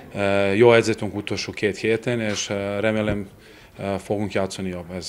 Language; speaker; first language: Hungarian; non-native, learner; Serbian